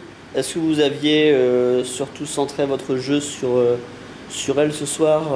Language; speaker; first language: French; native; French